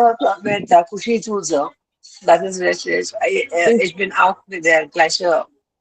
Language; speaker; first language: German; non-native, learner; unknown